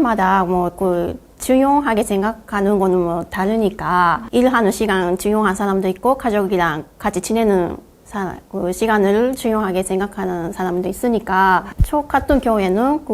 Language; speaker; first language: Korean; non-native, learner; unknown